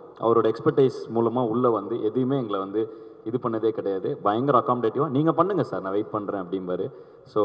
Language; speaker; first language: Tamil; native; Tamil